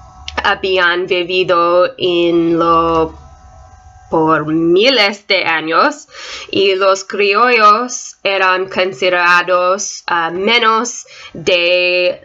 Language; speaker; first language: Spanish; non-native, learner; English